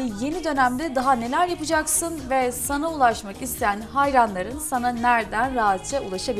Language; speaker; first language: Turkish; native; Turkish